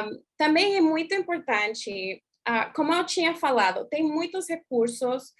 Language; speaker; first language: Portuguese; non-native, fluent; English